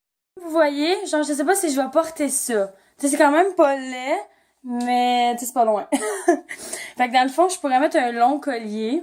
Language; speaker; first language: French; native; French